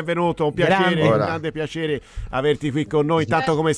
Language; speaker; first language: Italian; native; Italian